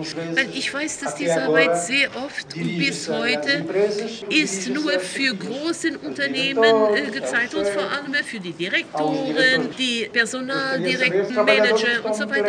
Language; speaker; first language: German; non-native, fluent; Portuguese